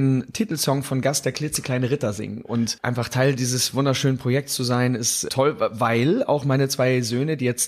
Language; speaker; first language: German; native; German